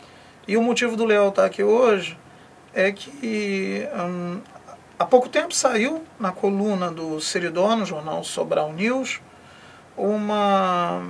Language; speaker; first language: Portuguese; native; Portuguese